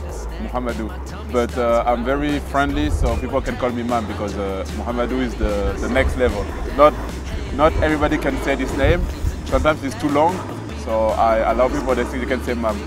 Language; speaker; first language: English; non-native, fluent; French